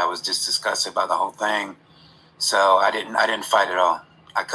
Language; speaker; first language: English; native; English